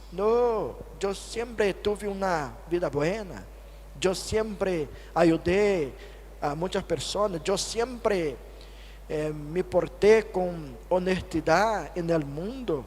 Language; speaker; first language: Spanish; non-native, fluent; Portuguese